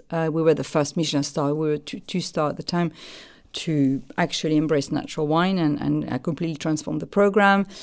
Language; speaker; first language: English; non-native, fluent; French